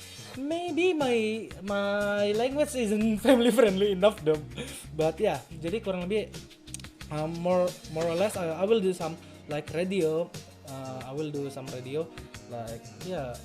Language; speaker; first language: English; non-native, learner; Indonesian